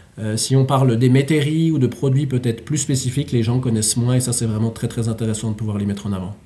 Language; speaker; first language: French; native; French